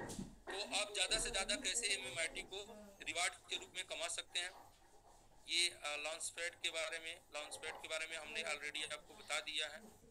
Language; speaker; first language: Hindi; native; Hindi